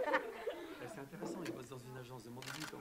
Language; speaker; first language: French; native; French